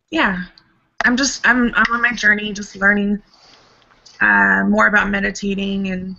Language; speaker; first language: English; native; English